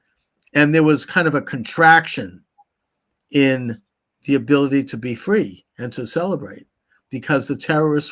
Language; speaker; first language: English; native; English